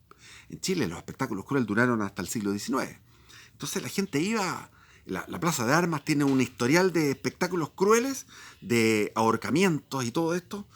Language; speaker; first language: Spanish; native; Spanish